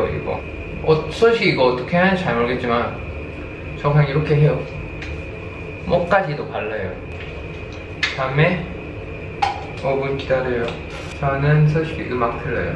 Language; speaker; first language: Korean; non-native, fluent; Thai